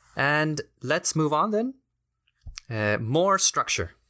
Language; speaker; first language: English; non-native, fluent; Spanish